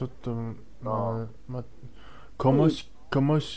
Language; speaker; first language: Japanese; non-native, learner; Chinese